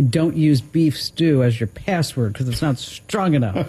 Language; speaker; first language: English; native; English